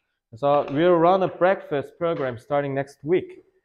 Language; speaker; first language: English; non-native, fluent; Korean